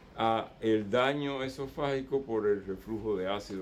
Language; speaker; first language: Spanish; native; Spanish